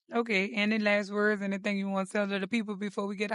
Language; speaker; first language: English; native; English